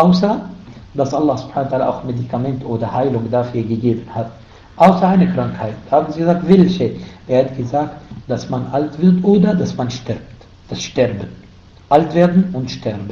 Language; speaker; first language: German; non-native, fluent; Arabic